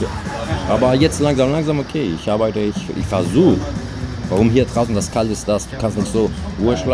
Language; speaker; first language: German; non-native, learner; Greek